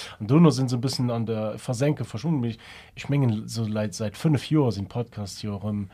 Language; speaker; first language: Luxembourgish; early bilingual, other home language; German